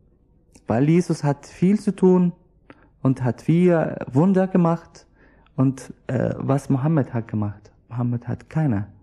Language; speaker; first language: German; non-native, learner; Arabic